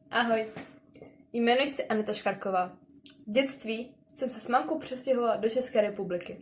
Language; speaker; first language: Czech; early bilingual, other home language; Russian